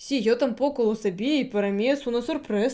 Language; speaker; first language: Spanish; non-native, learner; Russian